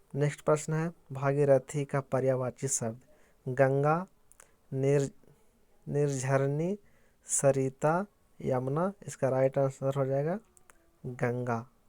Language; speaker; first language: Hindi; native; Hindi